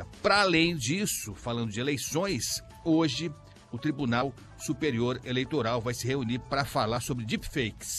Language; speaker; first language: Portuguese; native; Portuguese